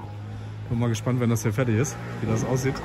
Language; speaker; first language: German; native; German